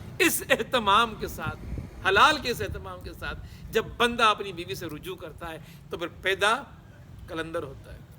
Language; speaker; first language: Urdu; non-native, local second language; Sindhi